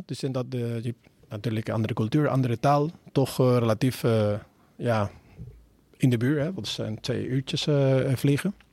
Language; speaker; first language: Dutch; non-native, fluent; Spanish